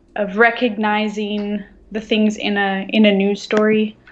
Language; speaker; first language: English; native; English